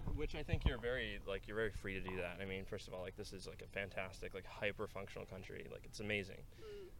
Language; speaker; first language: English; non-native, fluent; Norwegian